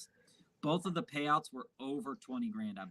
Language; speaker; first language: English; native; English